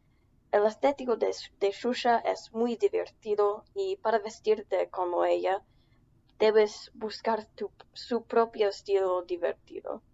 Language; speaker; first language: Spanish; non-native, learner; English